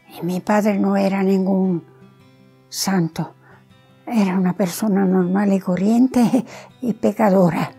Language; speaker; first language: Spanish; non-native, fluent; Italian